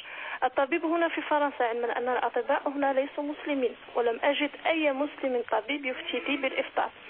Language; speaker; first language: Arabic; native; Arabic